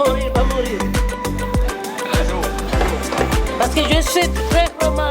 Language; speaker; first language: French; non-native, learner; Spanish